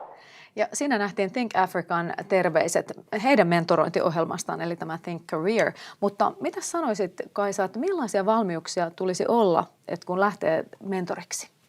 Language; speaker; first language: Finnish; native; Finnish